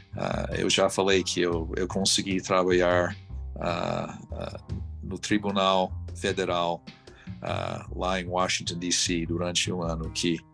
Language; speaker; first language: Portuguese; non-native, fluent; English